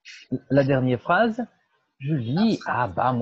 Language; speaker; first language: French; non-native, fluent; Portuguese